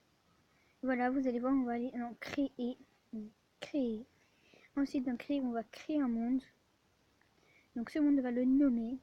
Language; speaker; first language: French; native; French